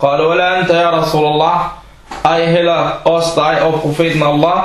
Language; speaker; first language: Danish; early bilingual, other home language; Arabic